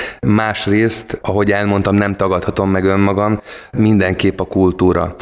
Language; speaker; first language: Hungarian; native; Hungarian